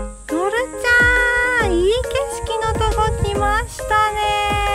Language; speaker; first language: Japanese; native; Japanese